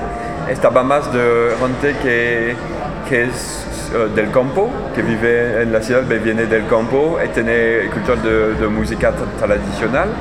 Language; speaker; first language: Spanish; non-native, learner; French